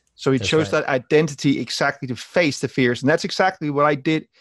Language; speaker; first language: English; non-native, fluent; Danish